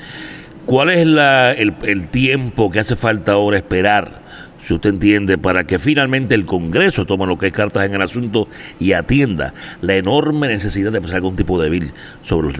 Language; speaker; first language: Spanish; native; Spanish